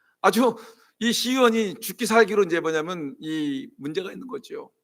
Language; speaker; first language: Korean; native; Korean